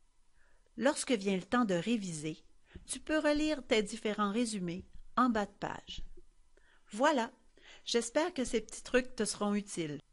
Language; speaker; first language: French; native; French